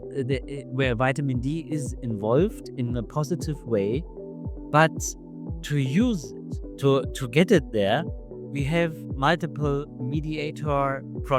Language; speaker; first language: English; non-native, fluent; German